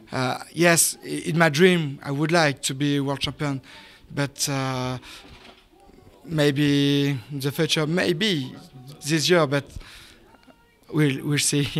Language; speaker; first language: English; non-native, learner; French